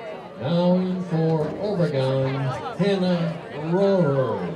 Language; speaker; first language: English; native; English